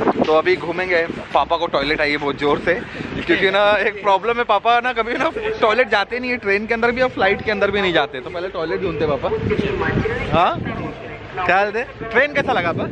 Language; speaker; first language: Hindi; native; Hindi